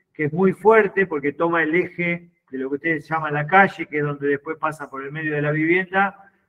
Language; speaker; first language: Spanish; native; Spanish